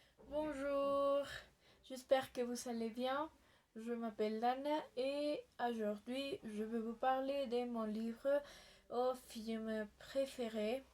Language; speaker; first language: French; non-native, learner; Spanish